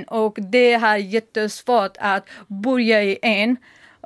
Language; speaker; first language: Swedish; non-native, learner; Persian